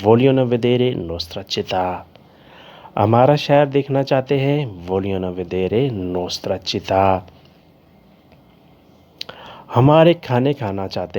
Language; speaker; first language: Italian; non-native, learner; Urdu